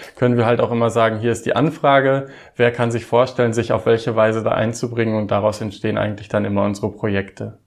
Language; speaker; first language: German; native; German